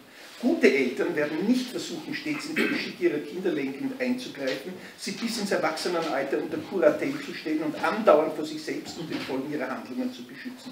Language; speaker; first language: German; native; German